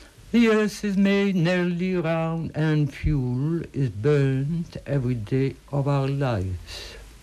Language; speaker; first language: English; early bilingual, other home language; Italian